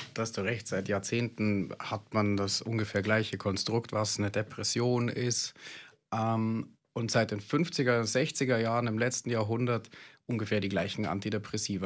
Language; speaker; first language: German; native; German